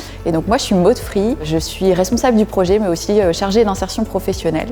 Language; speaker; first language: French; native; French